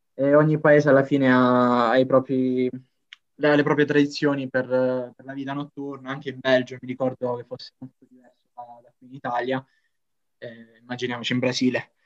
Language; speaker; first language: Italian; native; Italian